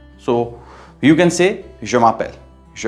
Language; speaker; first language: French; non-native, fluent; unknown